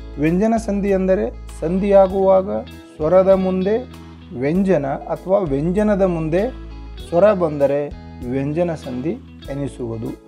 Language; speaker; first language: Kannada; non-native, local second language; Urdu